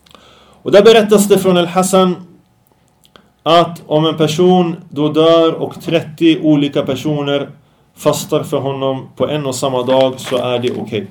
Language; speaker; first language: Swedish; early bilingual, other home language; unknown